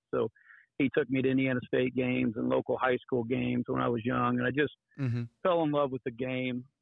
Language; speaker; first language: English; native; English